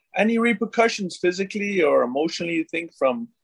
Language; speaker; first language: English; native; English